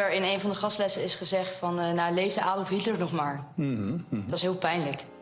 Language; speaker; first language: Dutch; native; Dutch